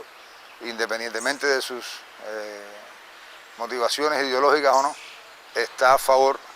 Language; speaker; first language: Spanish; native; Spanish